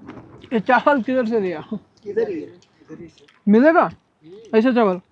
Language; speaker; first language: Hindi; non-native, local second language; Kannada